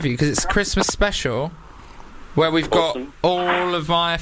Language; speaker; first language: English; native; English